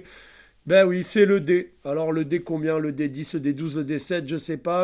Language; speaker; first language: French; native; French